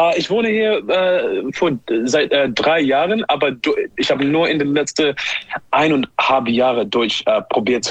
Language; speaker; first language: German; non-native, learner; English